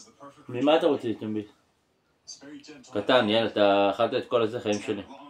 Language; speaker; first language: Hebrew; native; Hebrew